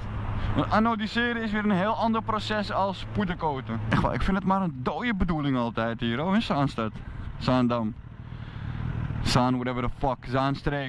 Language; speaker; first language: Dutch; native; Dutch